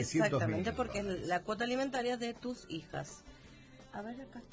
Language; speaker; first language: Spanish; native; Spanish